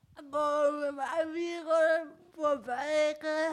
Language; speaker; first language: Spanish; non-native, learner; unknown